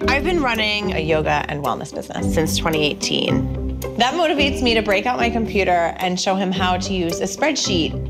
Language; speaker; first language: English; native; English